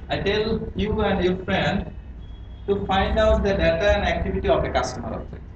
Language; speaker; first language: English; non-native, local second language; Bangla